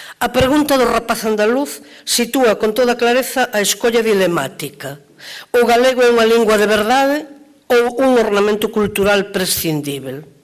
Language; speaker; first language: Galician; native; Galician